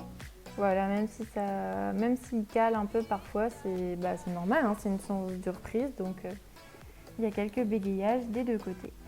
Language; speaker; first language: French; native; French